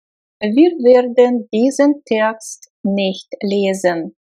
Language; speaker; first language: German; non-native, fluent; Russian